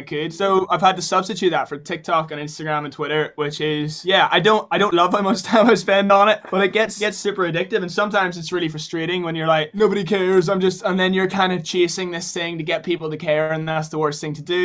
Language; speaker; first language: English; native; English